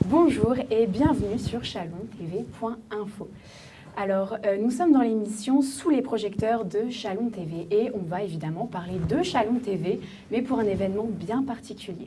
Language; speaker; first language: French; native; French